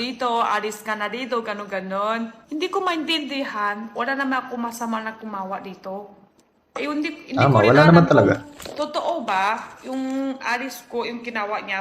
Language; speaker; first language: Filipino; non-native, learner; Chinese